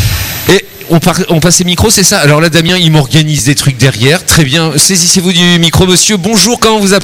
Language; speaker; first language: French; native; French